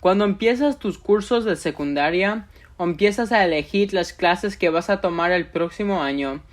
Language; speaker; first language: Spanish; early bilingual, other home language; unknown